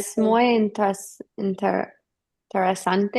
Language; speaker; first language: Spanish; non-native, learner; English